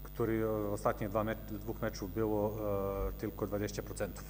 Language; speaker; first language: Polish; non-native, learner; Serbian